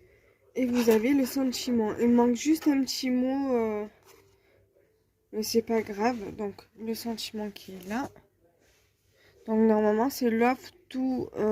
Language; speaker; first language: French; native; French